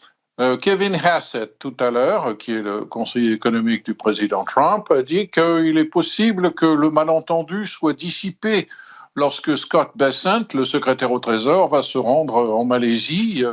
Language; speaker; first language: French; native; French